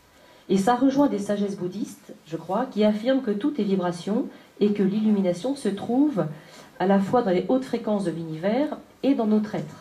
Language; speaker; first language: French; native; French